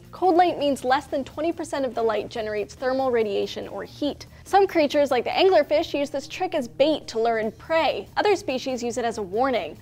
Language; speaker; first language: English; native; English